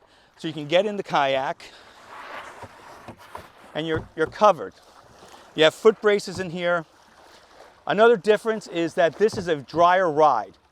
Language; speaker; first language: English; native; English